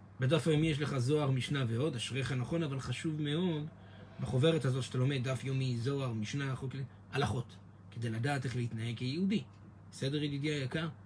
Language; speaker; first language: Hebrew; native; Hebrew